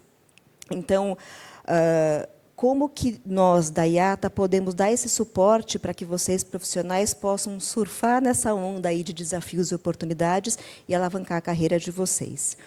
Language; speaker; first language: Portuguese; native; Portuguese